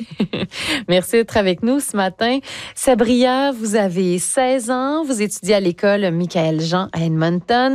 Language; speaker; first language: French; native; French